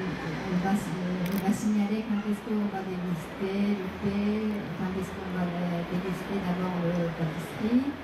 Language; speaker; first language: French; non-native, fluent; Japanese